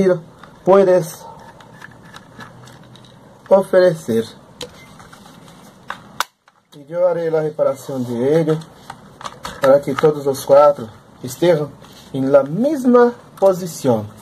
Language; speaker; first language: Spanish; non-native, learner; Portuguese